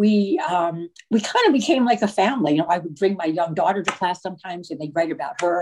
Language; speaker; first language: English; native; English